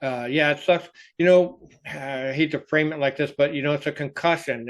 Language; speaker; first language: English; native; English